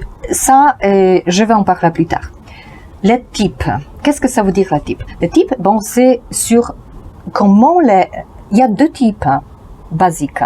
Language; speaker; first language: French; non-native, learner; Polish